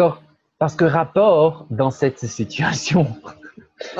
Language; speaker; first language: French; non-native, fluent; Portuguese